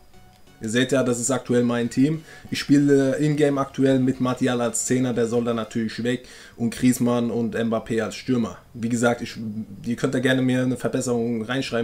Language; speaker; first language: German; native; German